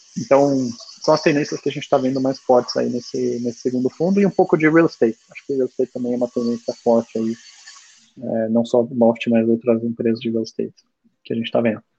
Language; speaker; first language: Portuguese; early bilingual, other home language; German